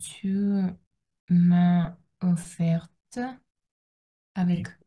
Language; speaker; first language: French; non-native, learner; Russian